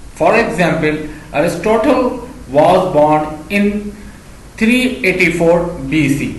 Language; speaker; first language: English; non-native, local second language; Urdu